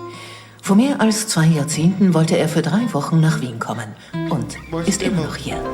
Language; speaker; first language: German; native; German